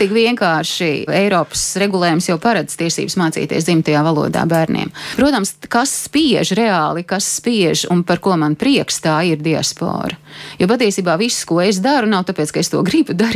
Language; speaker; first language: Latvian; native; Latvian